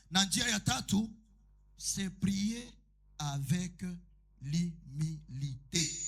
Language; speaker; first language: French; non-native, local second language; Swahili